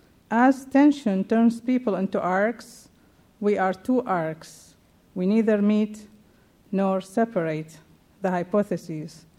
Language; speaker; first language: English; non-native, fluent; Arabic